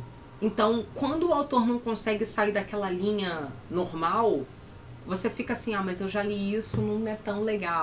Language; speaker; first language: Portuguese; native; Portuguese